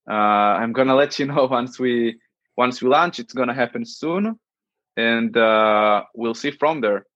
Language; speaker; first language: English; non-native, fluent; Hebrew